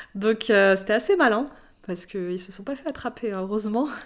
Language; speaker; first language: French; native; French